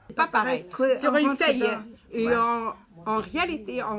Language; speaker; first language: French; non-native, learner; Arabic